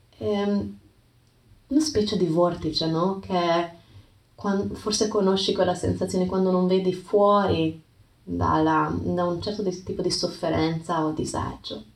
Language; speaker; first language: Italian; non-native, fluent; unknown